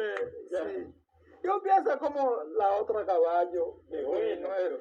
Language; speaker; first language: Spanish; non-native, learner; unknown